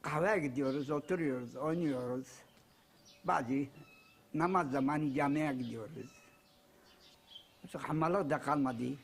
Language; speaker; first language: Turkish; non-native, local second language; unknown